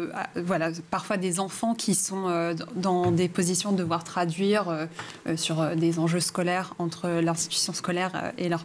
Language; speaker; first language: French; native; French